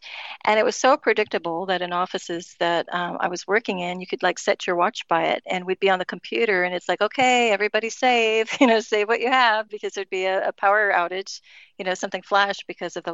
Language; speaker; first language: English; native; English